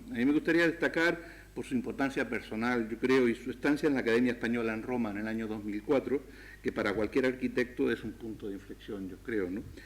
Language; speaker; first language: Spanish; native; Spanish